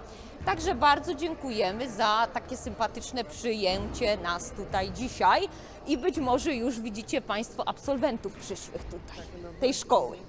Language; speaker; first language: Polish; native; Polish